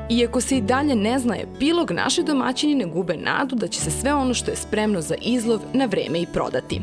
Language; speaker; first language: Serbian; native; Serbian